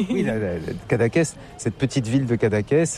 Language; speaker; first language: French; native; French